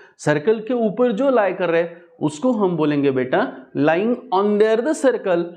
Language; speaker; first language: Hindi; non-native, local second language; Marathi